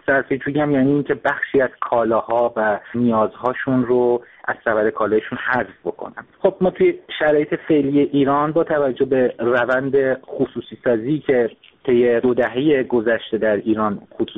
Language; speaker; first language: Persian; native; Persian